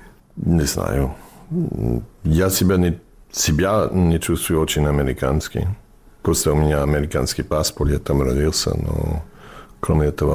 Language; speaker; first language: Russian; non-native, fluent; English